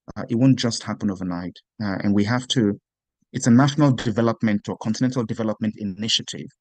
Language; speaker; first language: English; non-native, local second language; Yoruba